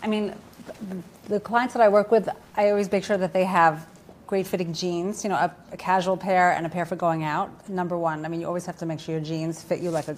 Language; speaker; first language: English; native; English